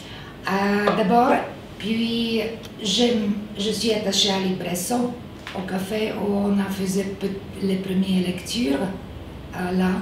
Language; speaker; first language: French; non-native, fluent; Bulgarian